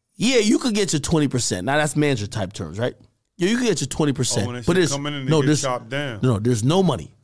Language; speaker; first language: English; native; English